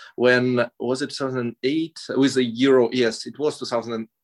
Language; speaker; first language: English; non-native, fluent; Russian